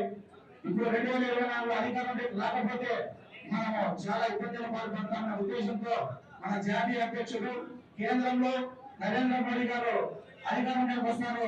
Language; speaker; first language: Telugu; native; Telugu